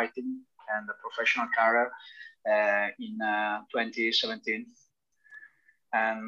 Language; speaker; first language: English; non-native, learner; Italian